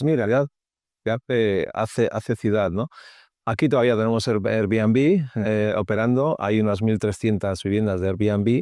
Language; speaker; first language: Spanish; native; Spanish